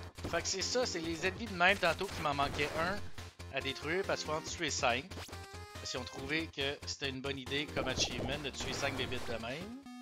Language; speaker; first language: French; native; French